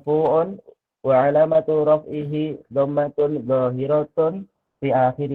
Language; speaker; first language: Arabic; non-native, learner; Indonesian